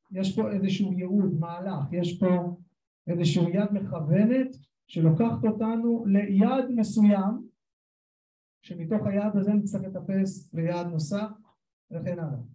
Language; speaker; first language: Hebrew; native; Hebrew